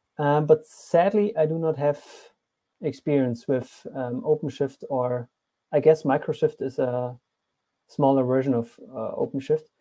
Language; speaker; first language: English; non-native, fluent; German